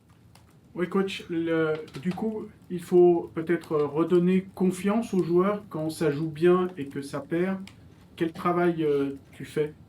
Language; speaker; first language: French; native; French